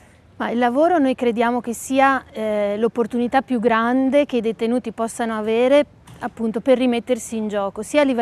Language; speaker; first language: Italian; native; Italian